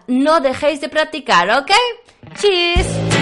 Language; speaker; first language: Spanish; native; Spanish